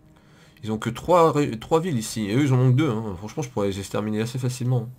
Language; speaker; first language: French; native; French